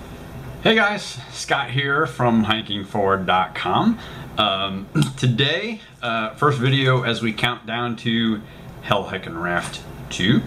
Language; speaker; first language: English; native; English